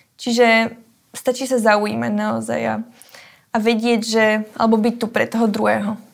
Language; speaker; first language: Slovak; native; Slovak